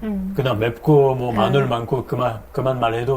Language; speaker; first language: Korean; non-native, fluent; French